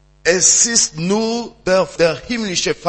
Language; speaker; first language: German; non-native, learner; French